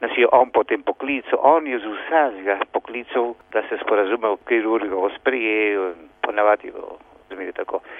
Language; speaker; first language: Slovenian; early bilingual, heritage; Slovenian